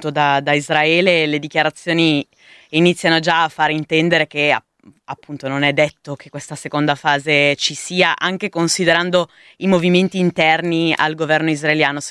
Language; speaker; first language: Italian; native; Italian